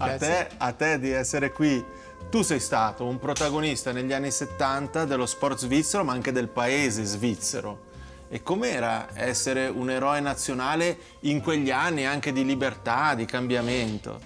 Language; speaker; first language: Italian; native; Italian